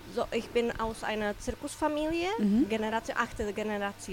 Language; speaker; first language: German; non-native, learner; Czech